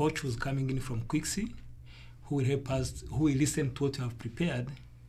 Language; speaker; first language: English; non-native, local second language; Kinyarwanda